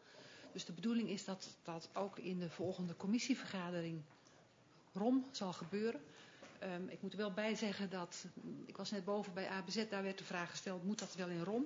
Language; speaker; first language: Dutch; native; Dutch